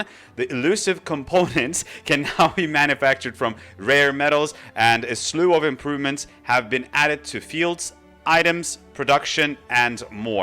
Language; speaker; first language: English; non-native, fluent; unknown